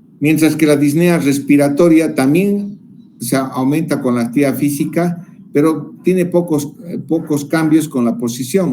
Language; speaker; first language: Spanish; native; Spanish